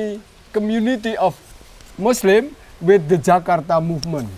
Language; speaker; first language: English; non-native, learner; Indonesian